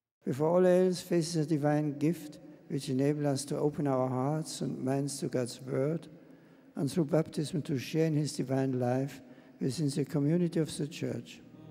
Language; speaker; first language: English; non-native, fluent; German